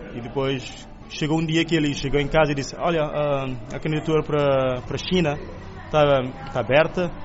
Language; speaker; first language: Portuguese; non-native, local second language; Kabuverdianu